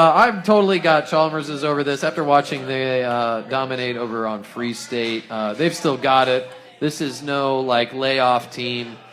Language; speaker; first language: English; native; English